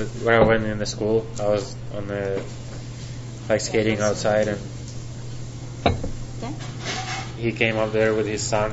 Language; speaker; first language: English; non-native, fluent; Finnish